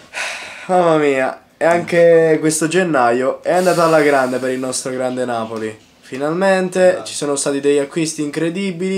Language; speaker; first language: Italian; native; Italian